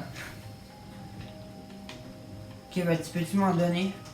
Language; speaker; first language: French; native; French